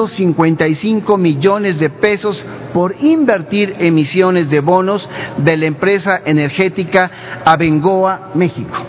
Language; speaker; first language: Spanish; native; Spanish